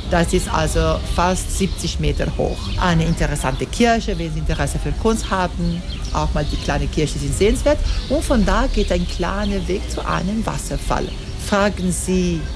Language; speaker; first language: German; non-native, learner; Italian